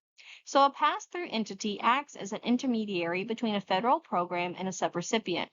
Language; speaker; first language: English; native; English